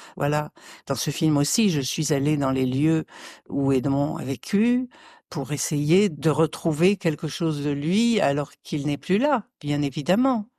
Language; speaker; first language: French; early bilingual, other home language; Arabic